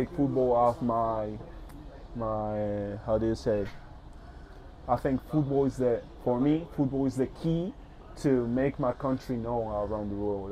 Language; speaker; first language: English; early bilingual, other home language; Spanish